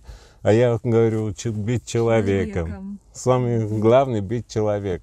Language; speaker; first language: Russian; non-native, learner; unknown